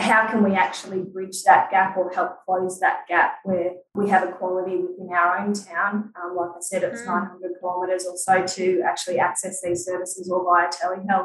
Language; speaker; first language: English; native; English